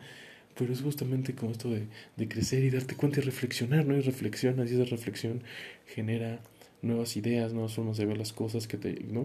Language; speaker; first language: Spanish; native; Spanish